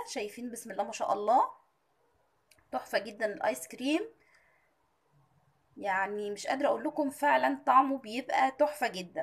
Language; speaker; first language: Arabic; native; Arabic